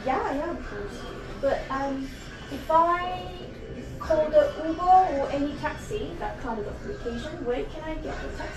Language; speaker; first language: English; non-native, fluent; Korean